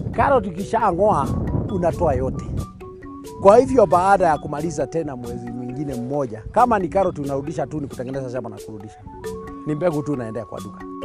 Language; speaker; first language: Swahili; non-native, local second language; Kikuyu